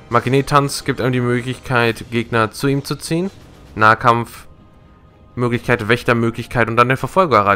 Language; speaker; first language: German; native; German